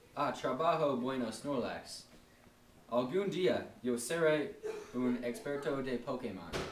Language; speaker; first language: Spanish; non-native, learner; English